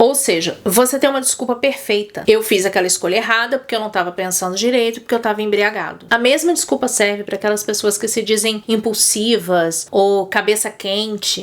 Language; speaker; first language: Portuguese; native; Portuguese